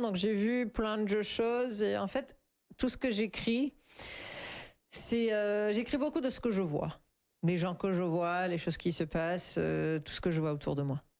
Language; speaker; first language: French; non-native, fluent; English